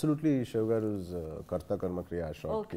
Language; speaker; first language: Telugu; native; Telugu